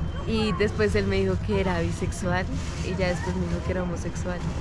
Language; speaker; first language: Spanish; native; Spanish